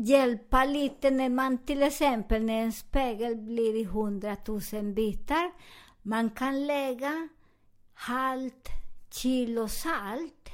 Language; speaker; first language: Swedish; non-native, learner; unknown